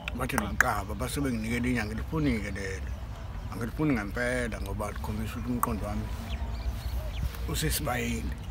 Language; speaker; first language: Zulu; native; Zulu